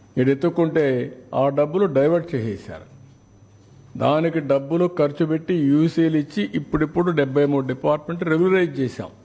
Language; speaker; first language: Telugu; native; Telugu